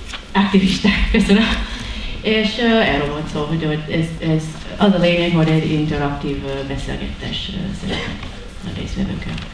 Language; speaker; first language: Hungarian; non-native, learner; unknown